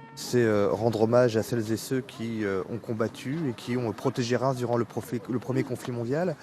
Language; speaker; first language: French; native; French